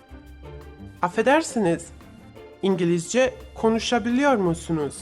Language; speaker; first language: Turkish; non-native, fluent; Bosnian